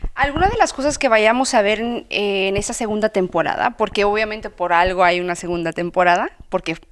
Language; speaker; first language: Spanish; native; Spanish